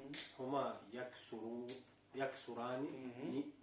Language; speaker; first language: Arabic; non-native, learner; Russian